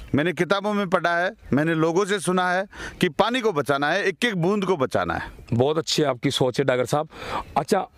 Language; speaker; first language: Hindi; native; Hindi